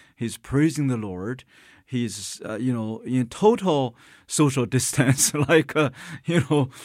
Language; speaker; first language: English; non-native, fluent; Chinese